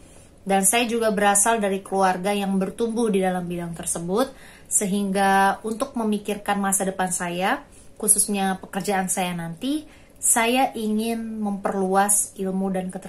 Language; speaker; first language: Indonesian; native; Indonesian